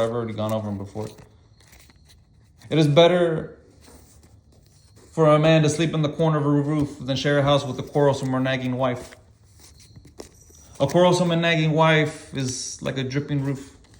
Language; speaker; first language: English; native; English